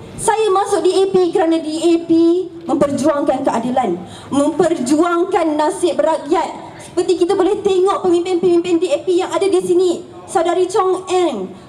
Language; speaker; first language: Malay; native; Malay